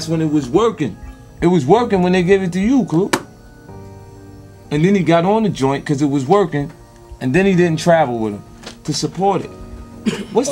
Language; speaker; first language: English; native; English